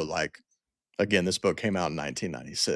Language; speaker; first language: English; native; English